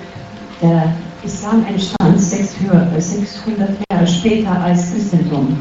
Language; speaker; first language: German; non-native, fluent; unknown